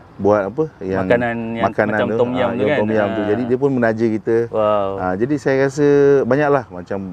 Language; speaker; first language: Malay; native; Malay